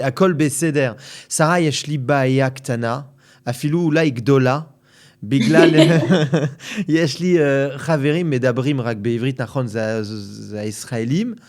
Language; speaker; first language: Hebrew; non-native, learner; French